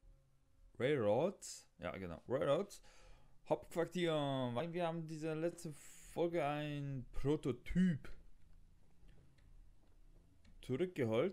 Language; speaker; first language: German; non-native, learner; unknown